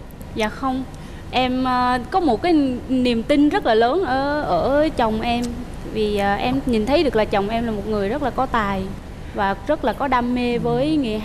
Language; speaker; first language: Vietnamese; native; Vietnamese